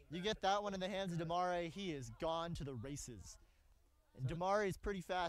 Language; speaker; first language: English; native; English